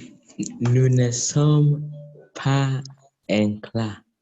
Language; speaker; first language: French; non-native, learner; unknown